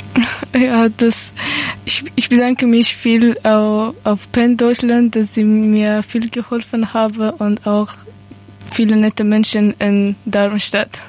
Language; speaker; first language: German; non-native, learner; Persian